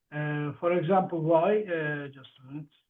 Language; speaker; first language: English; non-native, learner; Turkish